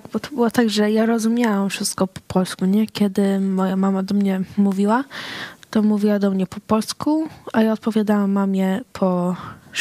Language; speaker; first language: Polish; early bilingual, heritage; Swedish